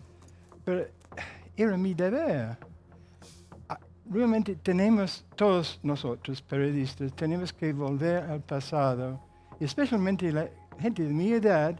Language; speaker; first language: Spanish; non-native, fluent; English